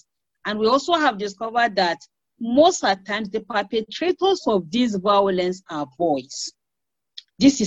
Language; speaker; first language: English; non-native, local second language; Hausa